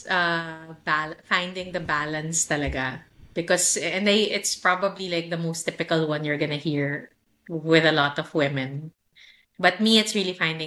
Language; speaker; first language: English; non-native, local second language; Filipino